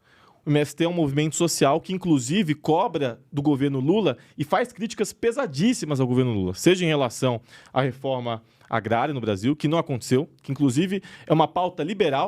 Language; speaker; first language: Portuguese; native; Portuguese